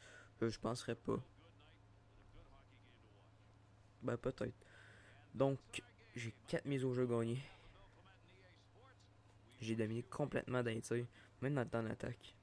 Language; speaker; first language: French; native; French